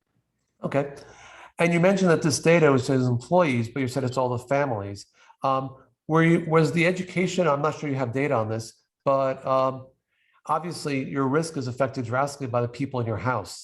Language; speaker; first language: English; native; English